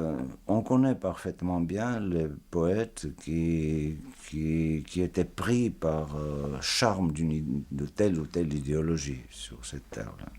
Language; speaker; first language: French; non-native, fluent; Georgian